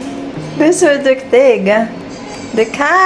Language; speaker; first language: Swedish; non-native, learner; Filipino